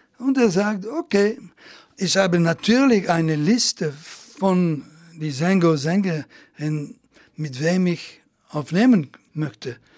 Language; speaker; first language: German; non-native, fluent; Italian